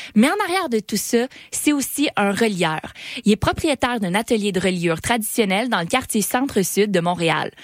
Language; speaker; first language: French; native; French